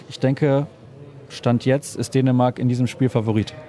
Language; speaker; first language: German; native; German